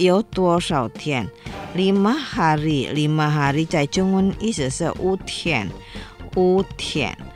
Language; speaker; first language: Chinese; non-native, fluent; Indonesian